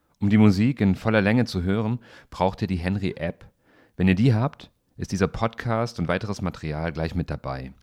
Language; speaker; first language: German; native; German